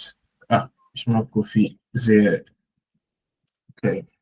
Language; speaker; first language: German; non-native, fluent; Akan